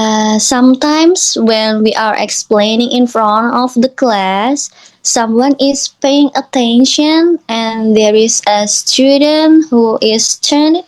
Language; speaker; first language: English; non-native, learner; Indonesian